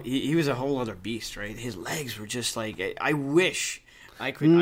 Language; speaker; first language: English; native; English